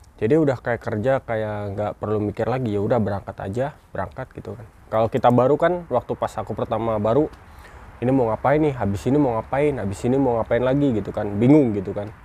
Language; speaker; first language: Indonesian; native; Indonesian